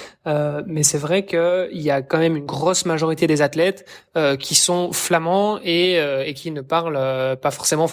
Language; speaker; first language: French; native; French